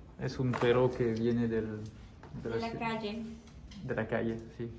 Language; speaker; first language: Spanish; non-native, learner; French